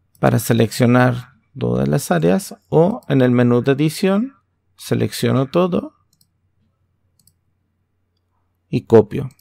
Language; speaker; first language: Spanish; native; Spanish